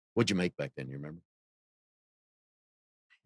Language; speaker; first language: English; native; English